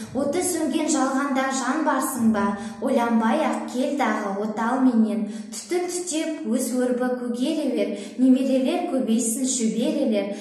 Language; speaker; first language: Kazakh; non-native, local second language; Russian